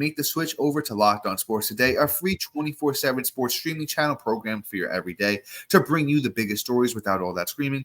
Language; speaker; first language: English; native; English